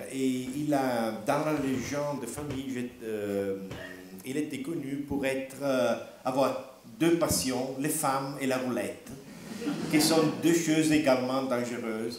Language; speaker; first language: French; non-native, learner; Italian